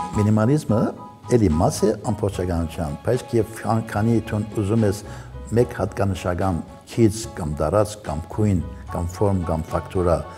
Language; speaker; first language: Armenian; early bilingual, heritage; Armenian